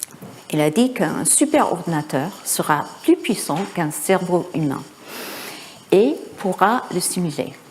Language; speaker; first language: French; non-native, fluent; English